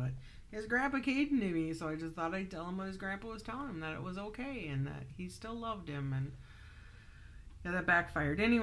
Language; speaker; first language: English; native; English